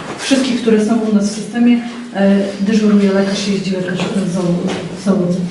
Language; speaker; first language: Polish; native; Polish